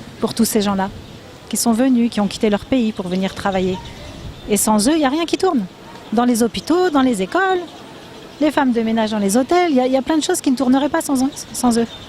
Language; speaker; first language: French; native; French